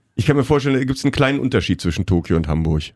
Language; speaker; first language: German; native; German